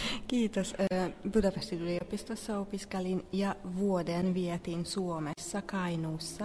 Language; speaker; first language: Finnish; non-native, fluent; Hungarian